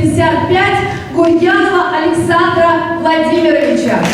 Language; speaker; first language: Russian; native; Russian